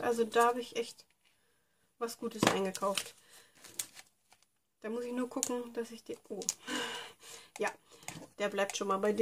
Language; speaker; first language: German; native; German